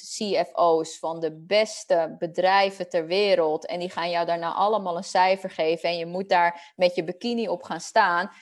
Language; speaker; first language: Dutch; early bilingual, other home language; Spanish